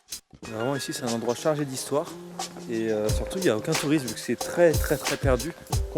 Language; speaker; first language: French; native; French